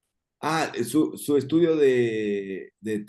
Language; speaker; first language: Spanish; non-native, fluent; Portuguese